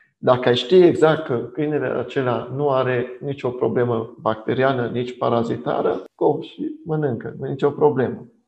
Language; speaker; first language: Romanian; non-native, local second language; Hungarian